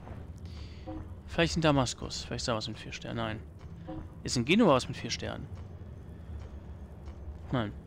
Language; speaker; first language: German; native; German